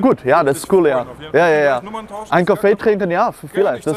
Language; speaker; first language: German; non-native, learner; Dutch